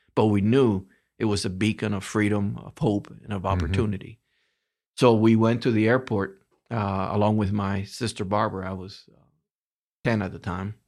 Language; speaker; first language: English; early bilingual, other home language; Spanish